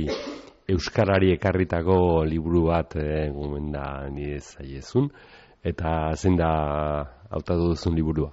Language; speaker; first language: Basque; native; Basque